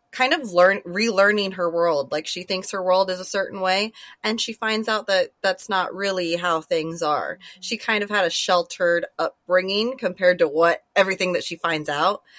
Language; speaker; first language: English; native; English